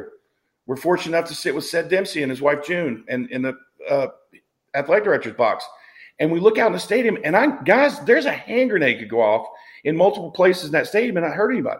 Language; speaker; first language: English; native; English